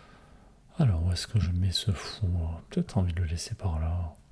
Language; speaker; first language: French; native; French